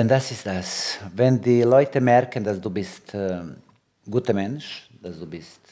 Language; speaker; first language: German; non-native, learner; Serbian